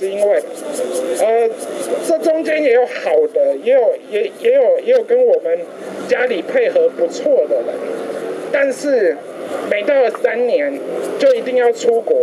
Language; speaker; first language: Chinese; native; Chinese